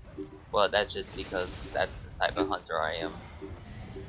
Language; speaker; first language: English; native; English